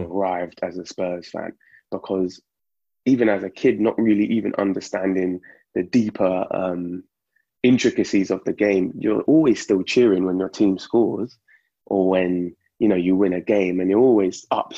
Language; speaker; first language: English; native; English